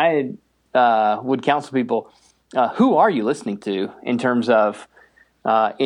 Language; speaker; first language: English; native; English